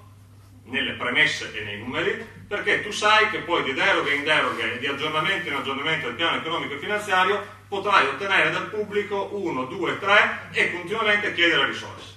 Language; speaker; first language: Italian; native; Italian